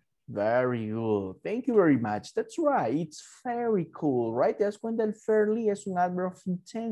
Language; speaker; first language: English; non-native, fluent; Spanish